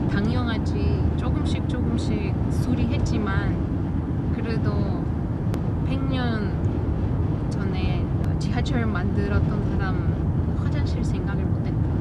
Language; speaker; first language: Korean; non-native, learner; Russian